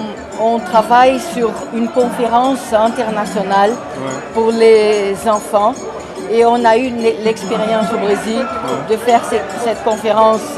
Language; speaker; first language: French; non-native, fluent; Portuguese